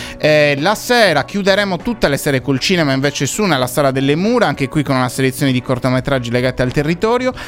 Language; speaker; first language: Italian; native; Italian